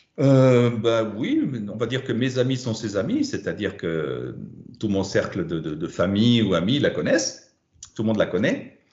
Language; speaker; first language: French; non-native, fluent; German